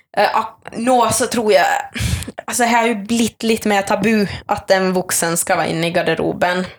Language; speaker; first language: Swedish; native; Swedish